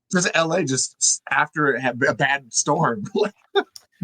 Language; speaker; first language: English; native; English